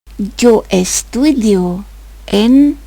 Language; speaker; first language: Spanish; non-native, fluent; Ukrainian